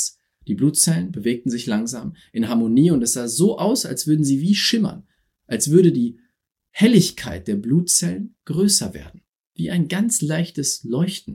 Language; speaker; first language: German; native; German